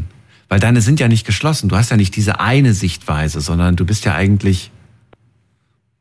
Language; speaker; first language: German; native; German